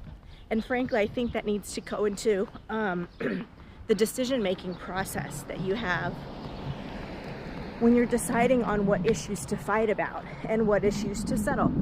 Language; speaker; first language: English; native; English